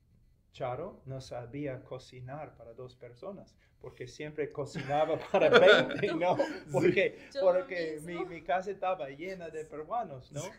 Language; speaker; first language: Spanish; non-native, fluent; English